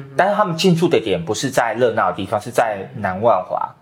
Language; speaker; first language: Chinese; native; Chinese